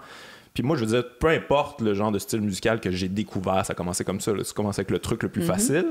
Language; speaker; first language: French; native; French